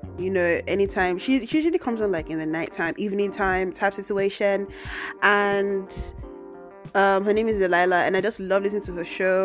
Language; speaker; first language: English; non-native, local second language; Igbo